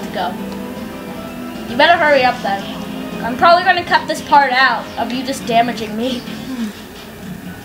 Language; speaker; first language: English; native; English